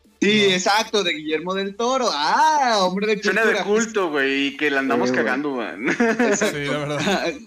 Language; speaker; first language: Spanish; native; Spanish